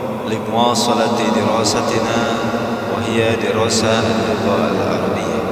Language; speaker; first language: Arabic; non-native, fluent; Indonesian